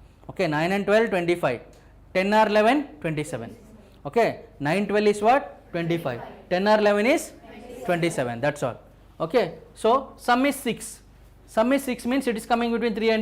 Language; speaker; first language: English; non-native, local second language; Telugu